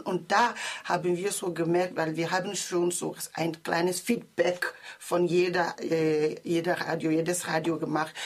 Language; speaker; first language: German; non-native, learner; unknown